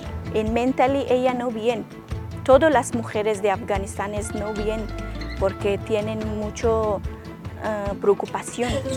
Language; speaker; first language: Spanish; non-native, learner; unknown